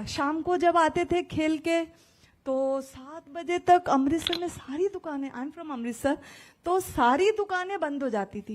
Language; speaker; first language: Hindi; non-native, local second language; Punjabi